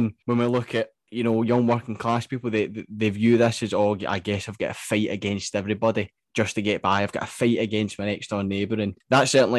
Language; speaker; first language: English; native; English